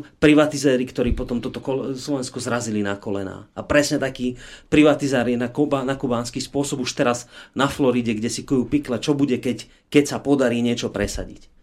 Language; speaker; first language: Slovak; native; Slovak